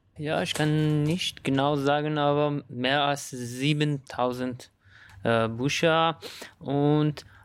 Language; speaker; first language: German; non-native, learner; Persian